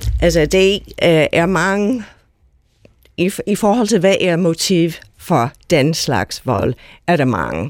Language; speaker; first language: Danish; non-native, fluent; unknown